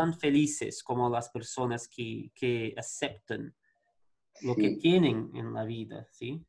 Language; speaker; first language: Spanish; non-native, learner; Portuguese